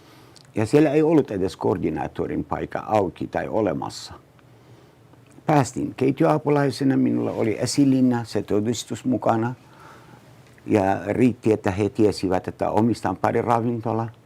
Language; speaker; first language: Finnish; non-native, learner; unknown